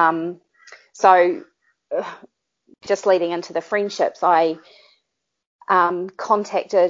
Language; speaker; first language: English; native; English